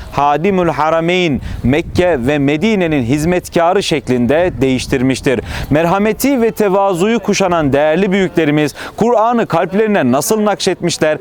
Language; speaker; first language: Turkish; native; Turkish